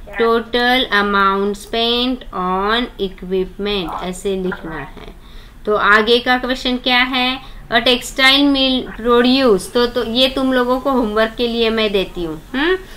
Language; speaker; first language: Hindi; non-native, local second language; Marathi